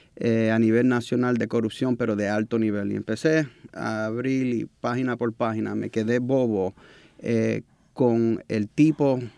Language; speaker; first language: Spanish; early bilingual, heritage; Spanish